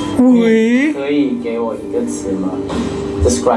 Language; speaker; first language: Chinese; non-native, learner; Thai